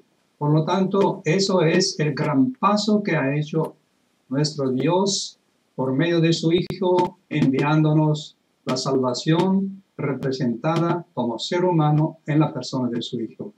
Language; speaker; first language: Spanish; non-native, fluent; Italian